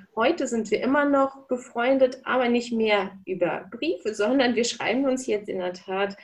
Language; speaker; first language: German; early bilingual, other home language; Russian